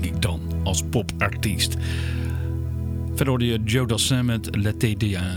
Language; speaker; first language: Dutch; native; Dutch